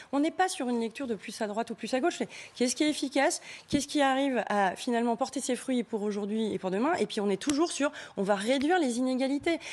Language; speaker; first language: French; native; French